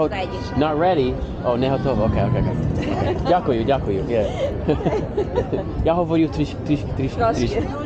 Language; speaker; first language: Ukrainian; non-native, learner; English